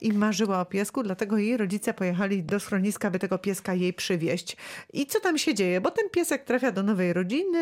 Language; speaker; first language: Polish; native; Polish